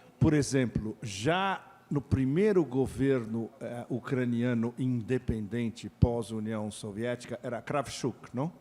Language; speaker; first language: Portuguese; native; Portuguese